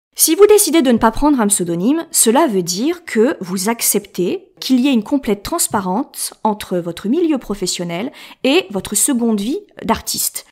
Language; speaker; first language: French; native; French